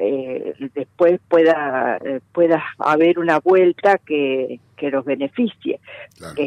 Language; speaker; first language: Spanish; native; Spanish